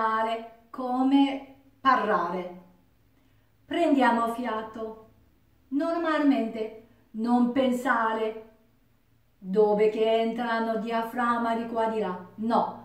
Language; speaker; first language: Italian; non-native, learner; Japanese